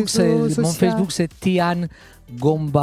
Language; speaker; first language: French; non-native, fluent; Catalan